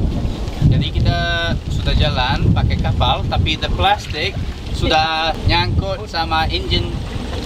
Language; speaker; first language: Indonesian; non-native, fluent; English